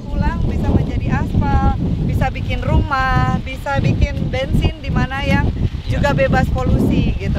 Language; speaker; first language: Indonesian; non-native, fluent; English